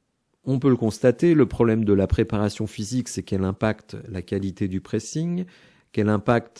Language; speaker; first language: French; native; French